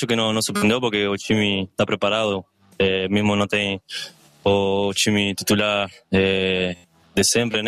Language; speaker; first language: Portuguese; non-native, learner; Spanish